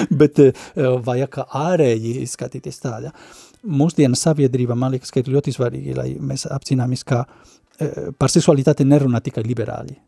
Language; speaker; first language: Latvian; non-native, fluent; Spanish